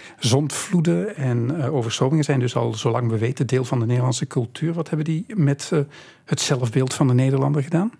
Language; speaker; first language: Dutch; native; Dutch